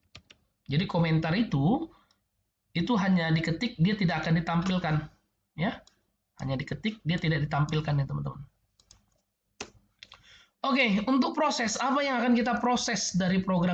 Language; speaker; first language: Indonesian; native; Indonesian